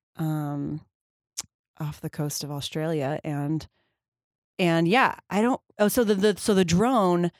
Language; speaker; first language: English; native; English